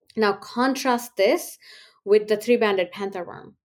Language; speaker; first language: English; non-native, local second language; Hindi